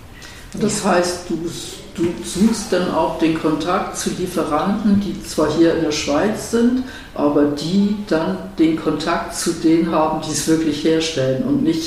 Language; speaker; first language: German; native; German